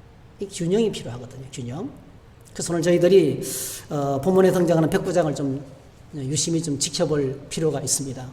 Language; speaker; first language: Korean; native; Korean